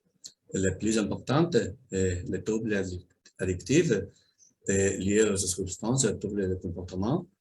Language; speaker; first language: French; non-native, learner; Spanish